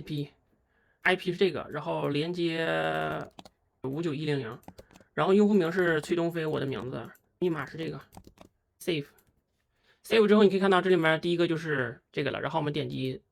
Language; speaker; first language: Chinese; native; Chinese